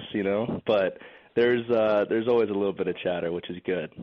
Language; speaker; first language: English; native; English